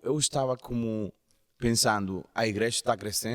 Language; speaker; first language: Portuguese; non-native, learner; Spanish